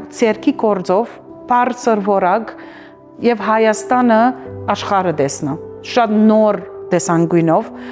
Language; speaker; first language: Armenian; early bilingual, heritage; Armenian